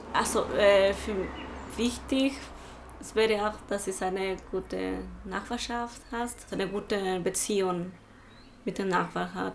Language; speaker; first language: German; non-native, learner; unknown